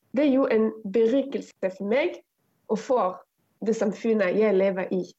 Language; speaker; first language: Norwegian; non-native, fluent; Arabic